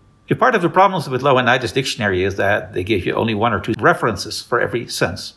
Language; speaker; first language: English; non-native, fluent; Dutch